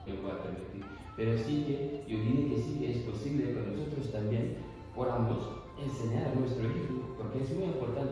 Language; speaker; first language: Spanish; non-native, learner; Fula